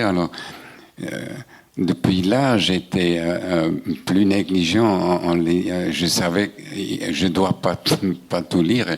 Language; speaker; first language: French; non-native, local second language; German